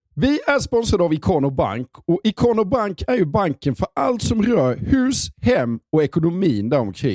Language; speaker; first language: Swedish; native; Swedish